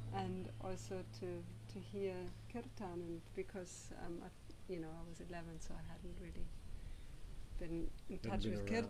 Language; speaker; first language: English; non-native, fluent; German